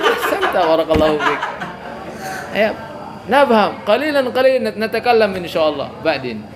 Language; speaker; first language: Arabic; non-native, fluent; Indonesian